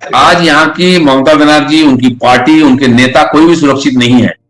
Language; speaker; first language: Hindi; non-native, local second language; Bangla